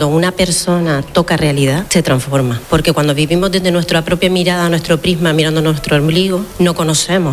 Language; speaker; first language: Spanish; native; Spanish